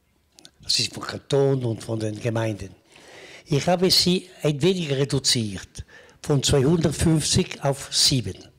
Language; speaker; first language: German; non-native, local second language; Italian